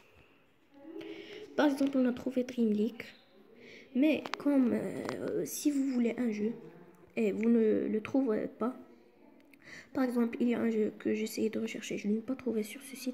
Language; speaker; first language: French; non-native, local second language; Arabic